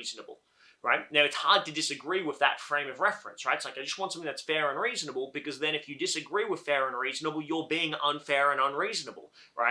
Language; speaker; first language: English; native; English